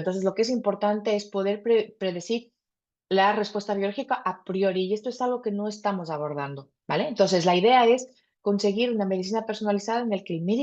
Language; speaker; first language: Spanish; native; Spanish